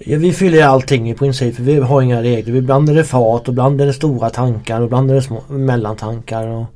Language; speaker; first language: Swedish; native; Swedish